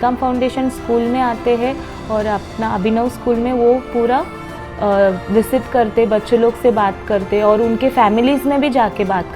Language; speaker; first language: Hindi; non-native, local second language; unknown